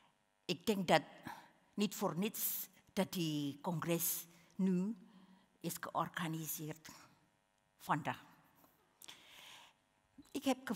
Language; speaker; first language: Dutch; non-native, learner; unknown